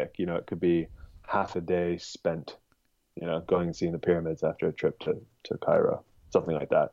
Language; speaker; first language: English; native; English